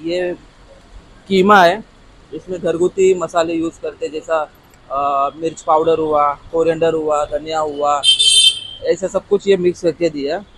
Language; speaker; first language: Hindi; non-native, local second language; Marathi